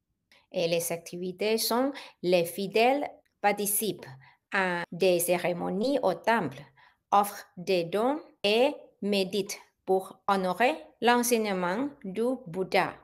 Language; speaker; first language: French; non-native, fluent; Thai